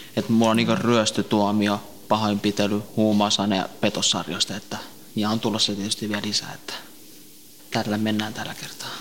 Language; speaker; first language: Finnish; early bilingual, other home language; Central Kurdish